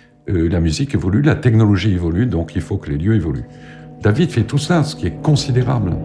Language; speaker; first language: French; native; French